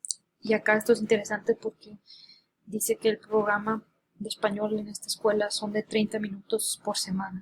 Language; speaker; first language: Spanish; early bilingual, heritage; Spanish